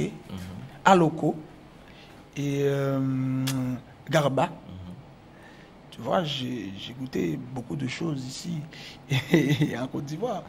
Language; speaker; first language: French; non-native, local second language; Haitian Creole